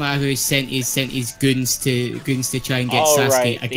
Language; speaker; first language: English; native; English